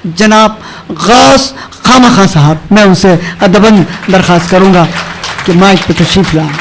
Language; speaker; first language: Urdu; native; Urdu